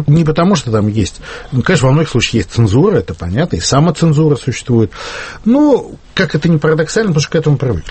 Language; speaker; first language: Russian; native; Russian